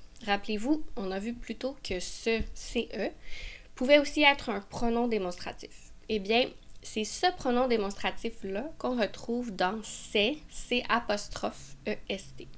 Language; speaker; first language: French; native; French